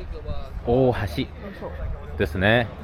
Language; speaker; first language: Japanese; non-native, fluent; Korean